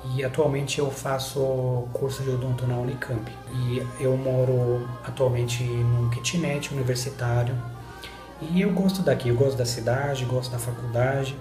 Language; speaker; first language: Portuguese; non-native, fluent; Arabic